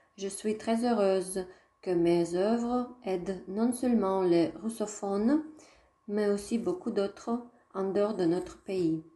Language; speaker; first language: French; non-native, fluent; Russian